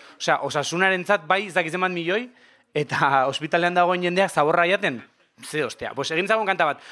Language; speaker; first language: Basque; non-native, local second language; Spanish